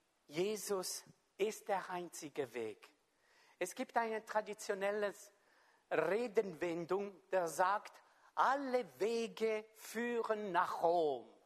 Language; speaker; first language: German; non-native, fluent; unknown